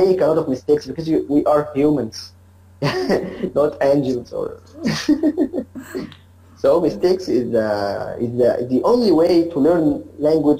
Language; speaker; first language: English; non-native, learner; Arabic